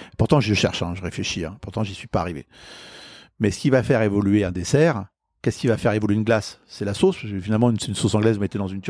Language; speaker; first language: French; native; French